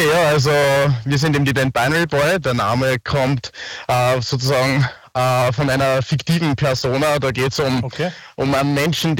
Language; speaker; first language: German; native; German